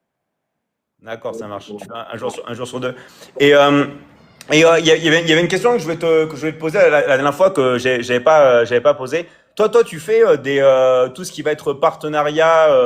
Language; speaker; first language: French; native; French